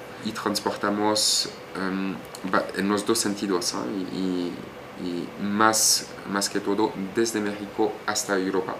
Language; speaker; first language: Spanish; non-native, fluent; French